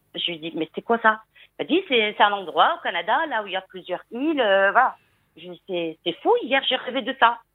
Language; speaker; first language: French; non-native, local second language; Arabic